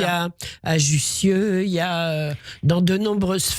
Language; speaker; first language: French; native; French